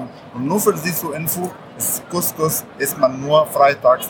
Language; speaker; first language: German; non-native, fluent; Arabic